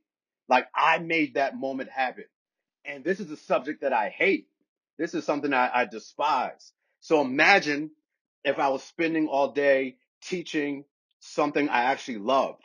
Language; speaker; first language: English; native; English